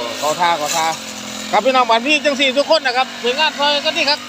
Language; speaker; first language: Thai; non-native, local second language; Northeastern Thai